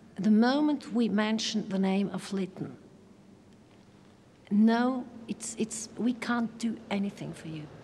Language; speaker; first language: English; non-native, fluent; German